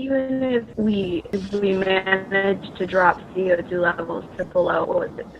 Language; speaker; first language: English; native; English